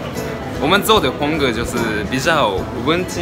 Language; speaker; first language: Chinese; non-native, fluent; Japanese